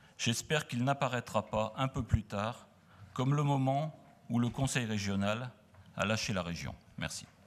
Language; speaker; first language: French; native; French